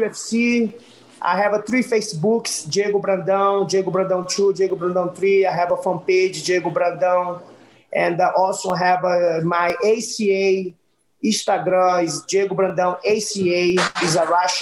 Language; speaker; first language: English; non-native, learner; Portuguese